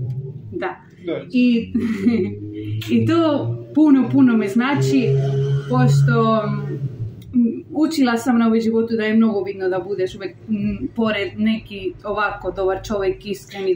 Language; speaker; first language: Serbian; non-native, learner; Spanish